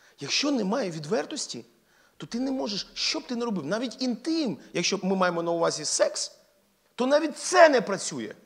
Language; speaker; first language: Ukrainian; non-native, local second language; Russian